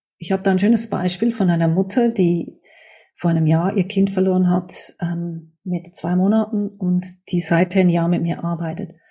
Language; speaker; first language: German; native; German